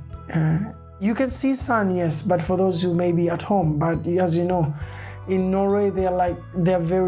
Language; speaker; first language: English; non-native, local second language; Swahili